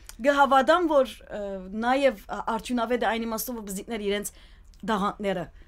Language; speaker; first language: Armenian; early bilingual, heritage; Armenian